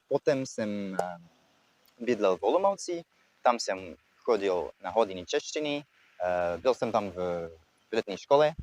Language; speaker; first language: Czech; non-native, fluent; French